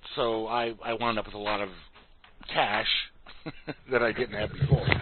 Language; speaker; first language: English; native; English